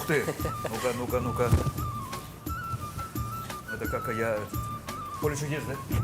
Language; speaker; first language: Russian; native; Russian